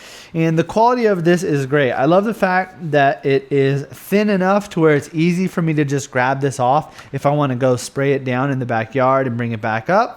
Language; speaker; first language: English; native; English